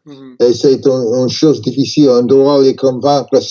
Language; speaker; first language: French; non-native, learner; English